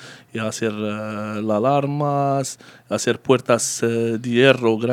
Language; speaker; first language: Spanish; non-native, learner; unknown